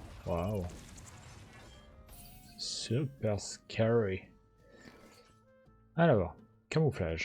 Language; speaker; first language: French; native; French